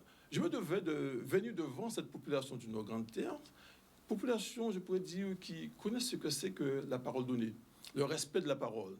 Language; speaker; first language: French; native; French